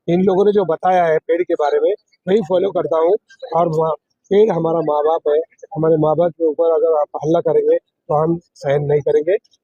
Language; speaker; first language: Hindi; non-native, local second language; Marathi